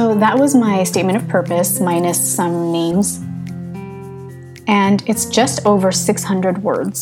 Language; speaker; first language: English; early bilingual, other home language; Hmong